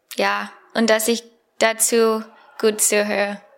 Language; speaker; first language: German; non-native, learner; English